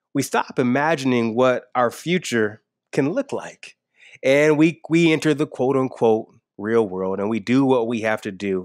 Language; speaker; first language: English; native; English